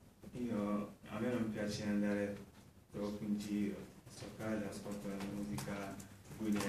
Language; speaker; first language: Italian; non-native, fluent; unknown